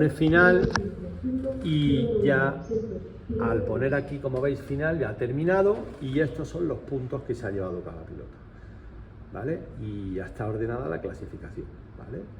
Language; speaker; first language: Spanish; native; Spanish